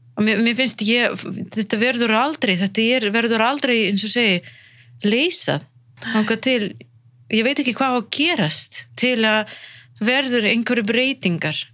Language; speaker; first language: Icelandic; non-native, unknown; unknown